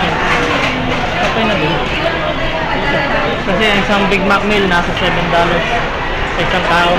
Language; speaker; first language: Filipino; early bilingual, heritage; Filipino